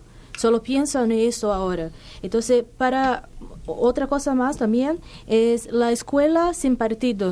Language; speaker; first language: Spanish; non-native, fluent; Portuguese